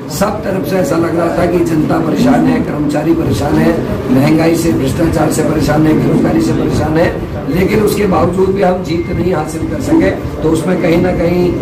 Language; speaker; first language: Hindi; native; Hindi